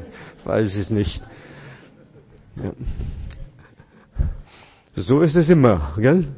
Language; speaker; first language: German; non-native, fluent; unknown